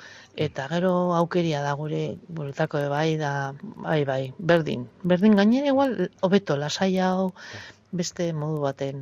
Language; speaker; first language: Basque; native; Basque